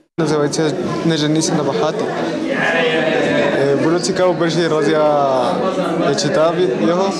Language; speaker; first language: Ukrainian; non-native, learner; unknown